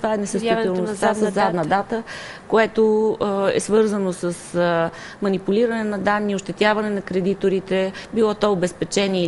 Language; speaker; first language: Bulgarian; native; Bulgarian